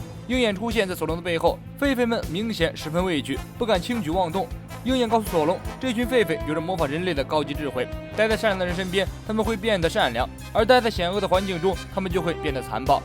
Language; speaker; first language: Chinese; native; Chinese